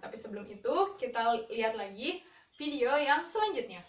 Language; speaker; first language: Indonesian; native; Indonesian